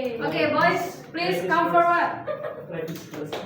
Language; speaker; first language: English; non-native, learner; Indonesian